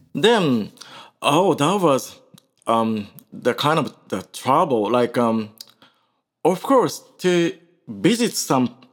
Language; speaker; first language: English; non-native, learner; Japanese